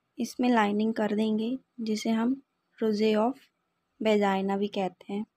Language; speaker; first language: Hindi; native; Hindi